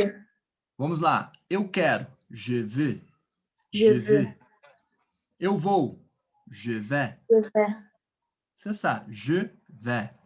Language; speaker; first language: French; non-native, fluent; Portuguese